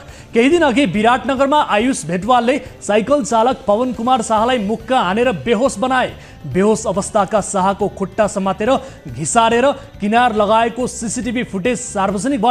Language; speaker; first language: Nepali; native; Nepali